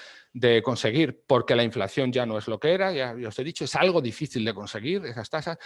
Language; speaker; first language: Spanish; native; Spanish